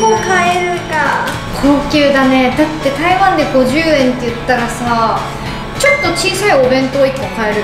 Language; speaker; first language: Japanese; native; Japanese